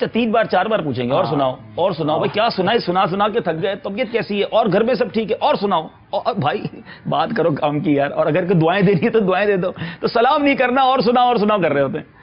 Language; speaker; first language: Urdu; native; Urdu